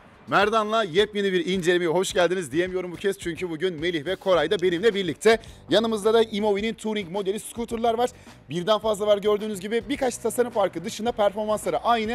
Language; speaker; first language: Turkish; native; Turkish